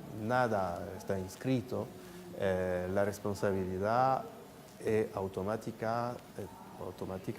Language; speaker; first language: Spanish; non-native, fluent; French